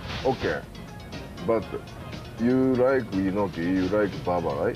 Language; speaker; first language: English; non-native, learner; Japanese